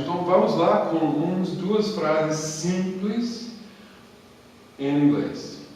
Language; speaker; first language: Portuguese; non-native, fluent; English